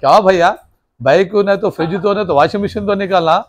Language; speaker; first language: Hindi; non-native, local second language; Telugu